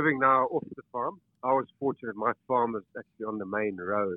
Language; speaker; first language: English; native; English